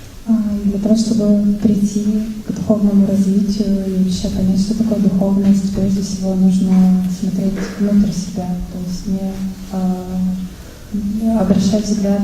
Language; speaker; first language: Russian; native; Russian